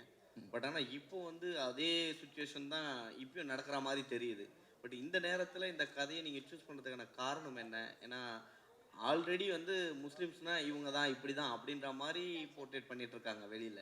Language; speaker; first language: Tamil; native; Tamil